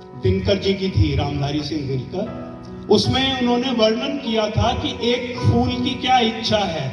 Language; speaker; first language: Hindi; native; Hindi